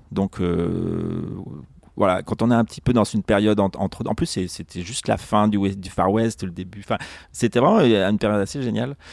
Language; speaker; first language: French; native; French